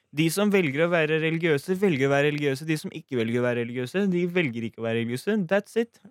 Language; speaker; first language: Norwegian; early bilingual, other home language; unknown